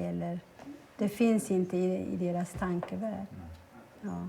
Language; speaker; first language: Swedish; early bilingual, other home language; Amharic